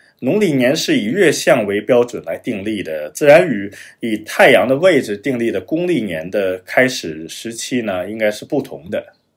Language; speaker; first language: Chinese; non-native, fluent; German